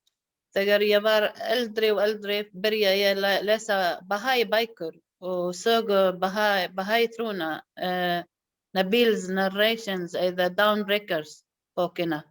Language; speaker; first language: Icelandic; non-native, learner; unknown